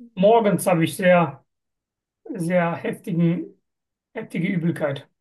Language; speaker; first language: German; non-native, fluent; Turkish